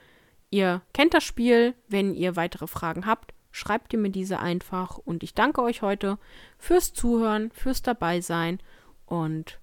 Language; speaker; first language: German; native; German